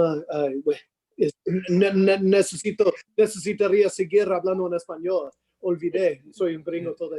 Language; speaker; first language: Spanish; non-native, learner; English